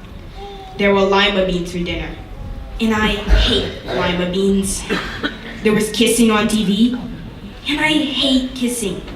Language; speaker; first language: English; native; English